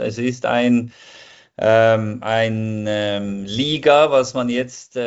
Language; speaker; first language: German; non-native, fluent; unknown